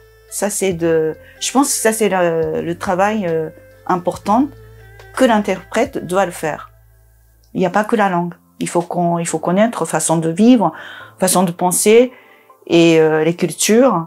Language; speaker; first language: French; non-native, fluent; Japanese